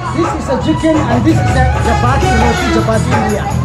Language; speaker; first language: English; non-native, learner; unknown